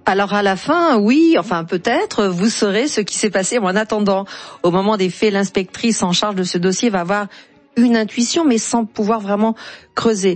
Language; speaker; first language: French; native; French